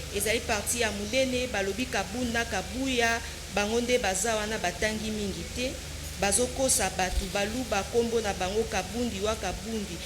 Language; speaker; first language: Lingala; native; Lingala